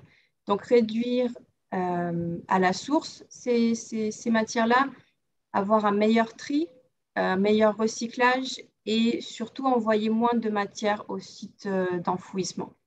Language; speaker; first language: French; native; French